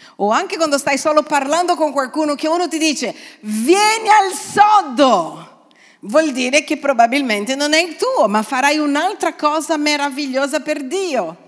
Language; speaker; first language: Italian; non-native, fluent; Portuguese